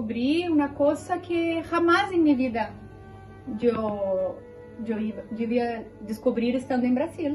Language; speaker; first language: Spanish; non-native, fluent; Portuguese